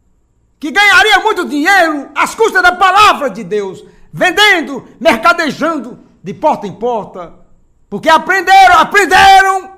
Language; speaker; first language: Portuguese; native; Portuguese